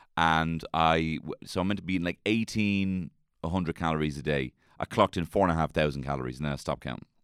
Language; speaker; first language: English; native; English